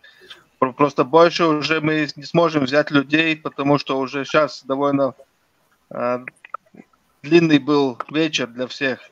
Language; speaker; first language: Russian; non-native, local second language; Latvian